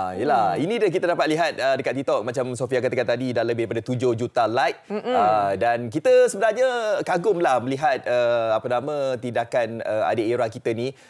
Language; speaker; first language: Malay; native; Malay